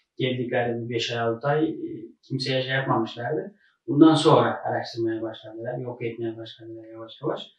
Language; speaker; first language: Turkish; non-native, fluent; Uzbek